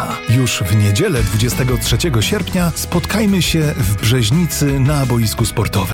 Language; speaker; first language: Polish; native; Polish